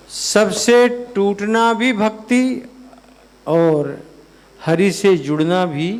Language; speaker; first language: Hindi; non-native, local second language; Gujarati